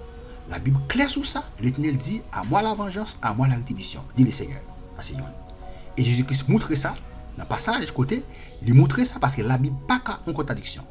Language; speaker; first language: French; non-native, local second language; Haitian Creole